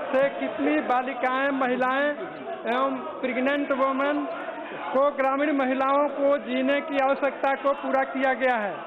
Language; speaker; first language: Hindi; native; Hindi